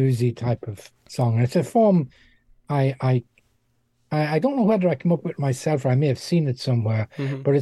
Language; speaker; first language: English; native; English